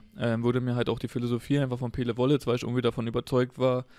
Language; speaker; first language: German; native; German